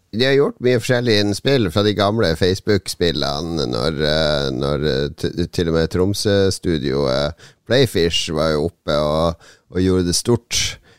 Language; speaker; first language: Norwegian; native; Norwegian